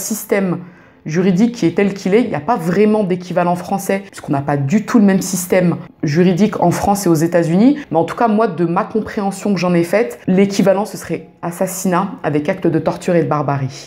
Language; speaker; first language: French; native; French